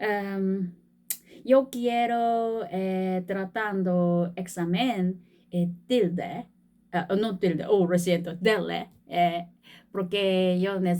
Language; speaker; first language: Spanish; non-native, learner; Korean